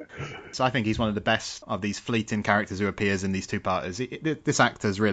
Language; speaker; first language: English; native; English